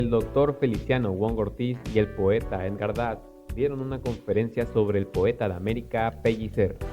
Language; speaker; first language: Spanish; native; Spanish